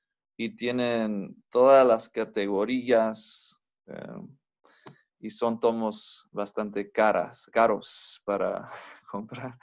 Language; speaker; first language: Spanish; non-native, fluent; English